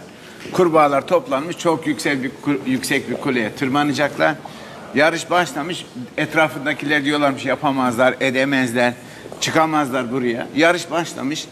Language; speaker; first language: Turkish; native; Turkish